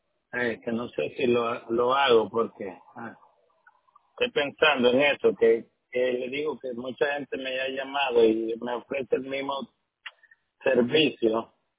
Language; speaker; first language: Spanish; native; Spanish